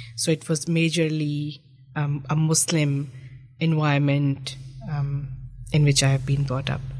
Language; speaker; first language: English; non-native, local second language; Urdu